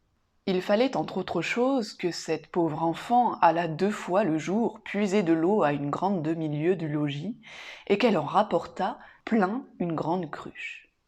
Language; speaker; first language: French; native; French